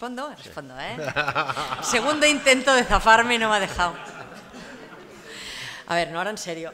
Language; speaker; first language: Spanish; non-native, local second language; Catalan